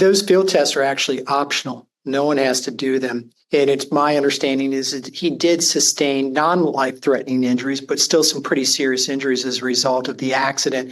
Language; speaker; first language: English; native; English